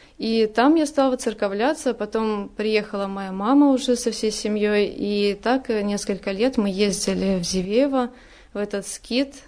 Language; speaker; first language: Russian; native; Russian